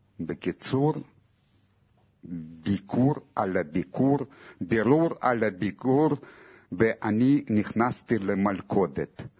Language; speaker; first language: Hebrew; non-native, fluent; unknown